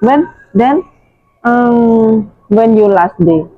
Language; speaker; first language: English; non-native, learner; Indonesian